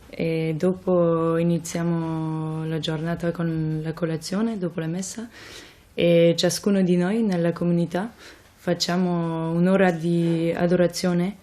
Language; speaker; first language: Italian; non-native, fluent; French